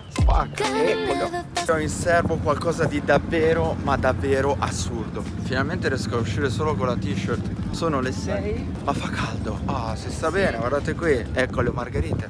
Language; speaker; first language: Italian; native; Italian